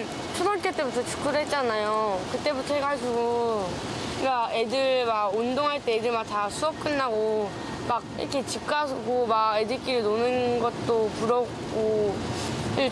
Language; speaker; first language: Korean; early bilingual, other home language; Russian